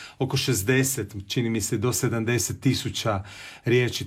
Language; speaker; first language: Croatian; native; Croatian